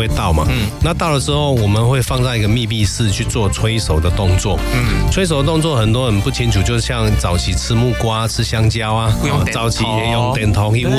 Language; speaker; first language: Chinese; native; Chinese